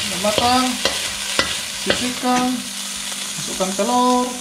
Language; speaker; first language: Indonesian; native; Indonesian